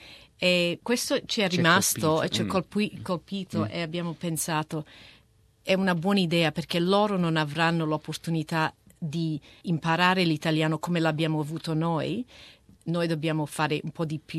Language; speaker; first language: Italian; early bilingual, heritage; Italian